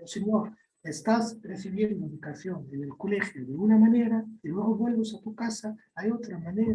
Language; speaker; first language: Spanish; non-native, fluent; Arabic